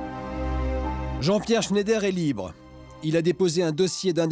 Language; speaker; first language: French; native; French